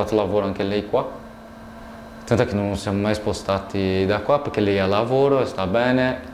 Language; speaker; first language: Italian; non-native, fluent; Portuguese